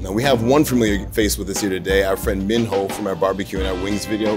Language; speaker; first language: English; native; English